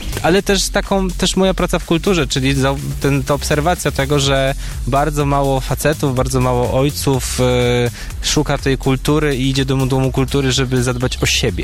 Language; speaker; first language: Polish; native; Polish